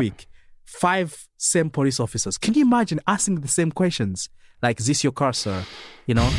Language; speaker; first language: English; non-native, fluent; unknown